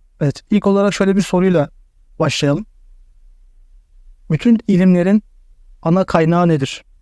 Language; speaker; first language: Turkish; native; Turkish